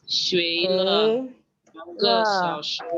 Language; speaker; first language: Chinese; non-native, learner; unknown